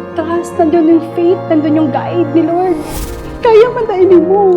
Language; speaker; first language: Cebuano; non-native, local second language; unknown